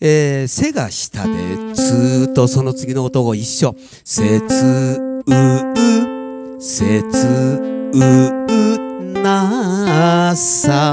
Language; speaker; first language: Japanese; native; Japanese